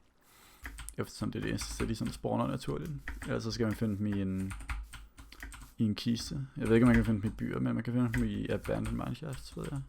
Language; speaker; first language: Danish; native; Danish